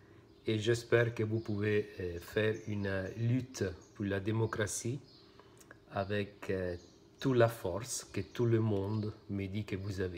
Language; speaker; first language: French; non-native, fluent; Italian